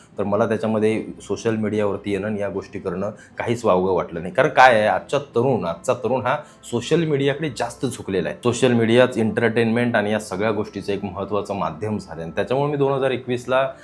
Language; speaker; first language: Marathi; native; Marathi